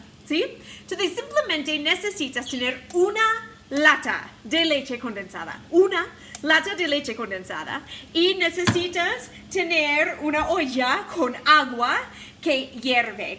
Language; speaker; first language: Spanish; non-native, fluent; English